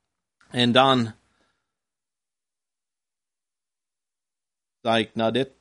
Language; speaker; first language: German; non-native, learner; Plautdietsch